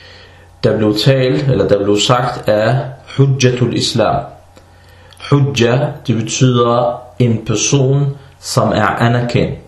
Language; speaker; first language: Danish; non-native, fluent; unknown